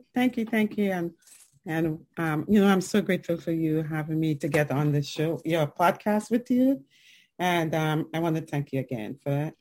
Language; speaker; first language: English; native; English